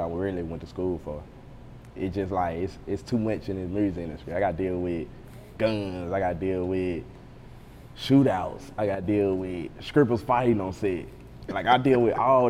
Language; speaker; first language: English; native; English